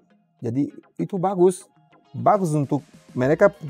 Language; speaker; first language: Indonesian; non-native, fluent; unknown